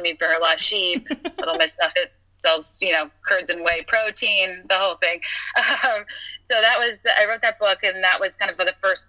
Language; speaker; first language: English; native; English